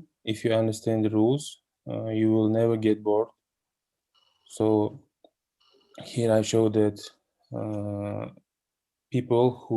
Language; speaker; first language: English; non-native, learner; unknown